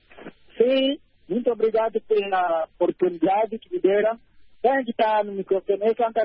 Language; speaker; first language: Portuguese; non-native, local second language; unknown